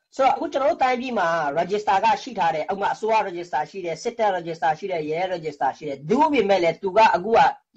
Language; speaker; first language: Burmese; non-native, local second language; Rohingya